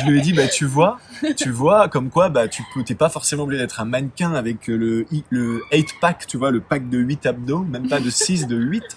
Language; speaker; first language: French; native; French